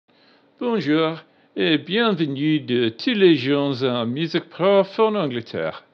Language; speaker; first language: French; non-native, learner; English